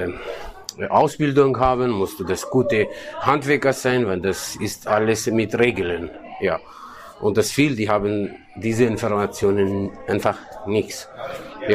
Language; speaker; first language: German; non-native, learner; Kurdish